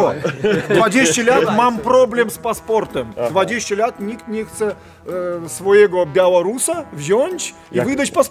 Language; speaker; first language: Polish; non-native, fluent; Russian